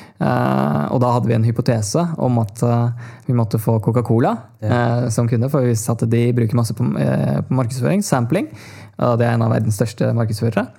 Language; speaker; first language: Norwegian; early bilingual, other home language; Tamil